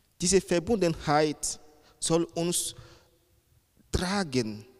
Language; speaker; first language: German; non-native, fluent; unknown